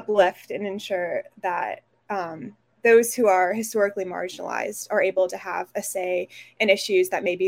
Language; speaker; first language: English; native; English